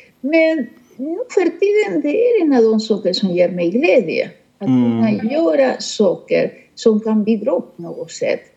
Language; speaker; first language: Swedish; non-native, fluent; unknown